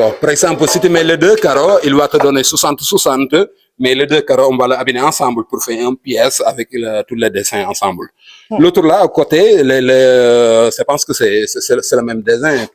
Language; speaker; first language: French; non-native, local second language; Wolof